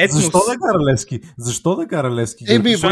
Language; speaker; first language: Bulgarian; native; Bulgarian